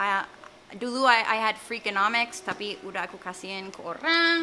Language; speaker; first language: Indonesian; non-native, fluent; English